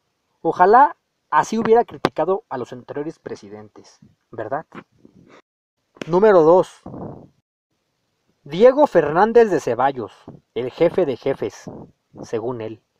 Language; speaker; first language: Spanish; native; Spanish